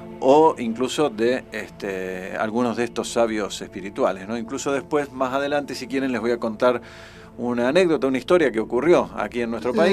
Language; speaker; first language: Spanish; native; Spanish